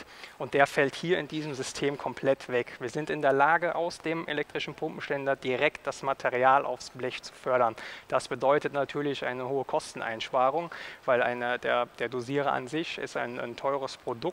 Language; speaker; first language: German; native; German